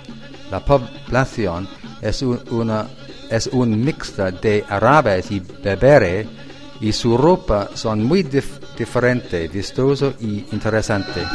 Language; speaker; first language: Spanish; non-native, learner; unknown